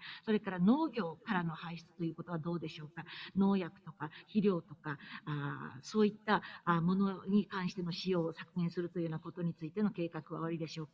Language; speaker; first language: Japanese; native; Japanese